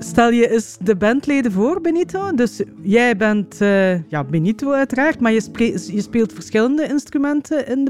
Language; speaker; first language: Dutch; native; Dutch